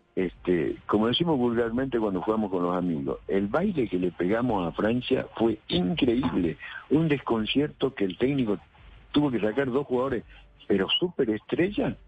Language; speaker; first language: Spanish; native; Spanish